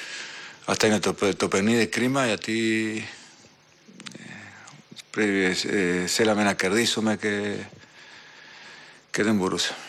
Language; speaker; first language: Greek; non-native, learner; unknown